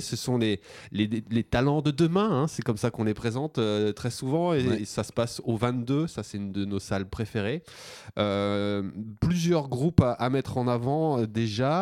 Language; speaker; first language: French; native; French